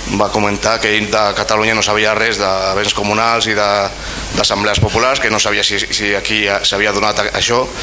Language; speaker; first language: Catalan; non-native, local second language; Spanish